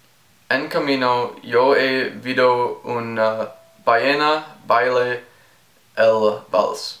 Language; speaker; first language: Spanish; non-native, learner; English